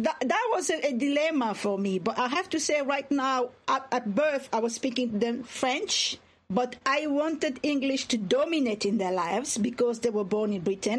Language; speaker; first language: English; non-native, fluent; Swahili